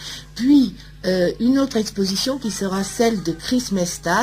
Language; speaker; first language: French; native; French